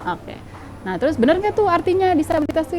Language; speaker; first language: Indonesian; native; Indonesian